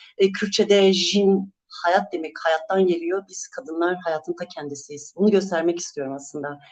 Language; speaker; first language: Turkish; non-native, local second language; Kurdish